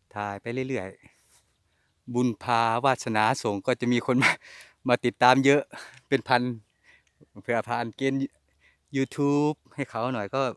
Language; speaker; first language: Thai; non-native, local second language; Northeastern Thai